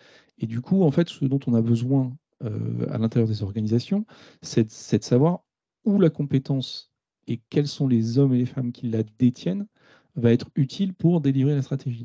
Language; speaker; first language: French; native; French